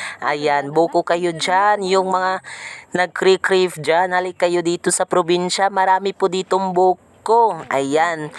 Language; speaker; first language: Filipino; non-native, local second language; Cebuano